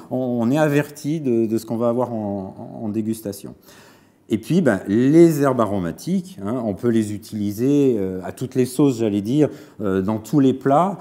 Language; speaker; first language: French; native; French